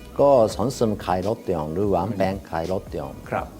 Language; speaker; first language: Thai; non-native, learner; Japanese